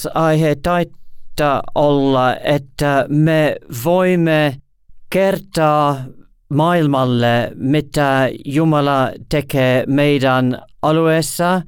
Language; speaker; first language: Finnish; non-native, learner; English